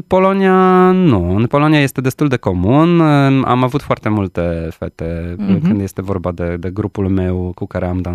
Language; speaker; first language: Romanian; non-native, fluent; Polish